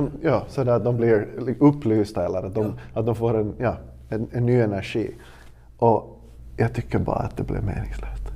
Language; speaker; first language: Swedish; native; Swedish